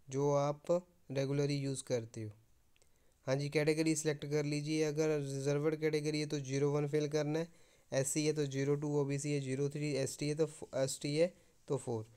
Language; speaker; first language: Hindi; non-native, local second language; Punjabi